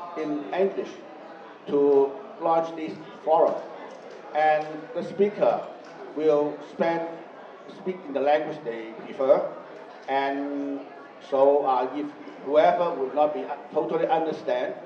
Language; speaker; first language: English; non-native, learner; Chinese